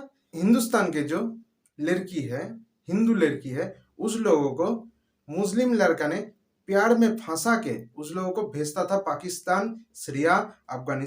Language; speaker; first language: Hindi; non-native, local second language; Bangla